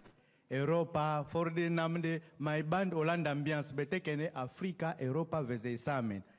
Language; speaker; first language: Dutch; non-native, learner; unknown